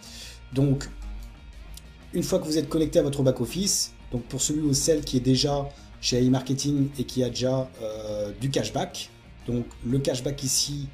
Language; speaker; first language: French; native; French